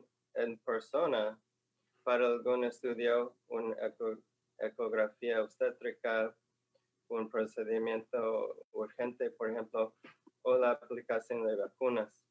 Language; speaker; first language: Spanish; non-native, fluent; English